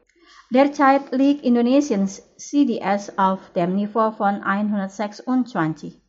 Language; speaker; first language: German; non-native, fluent; Indonesian